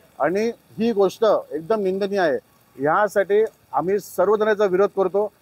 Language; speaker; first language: Marathi; native; Marathi